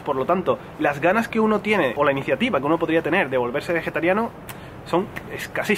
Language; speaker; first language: Spanish; native; Spanish